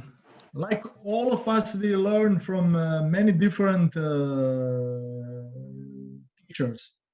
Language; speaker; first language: English; non-native, learner; Croatian